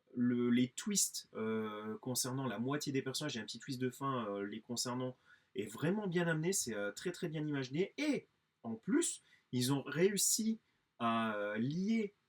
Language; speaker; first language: French; native; French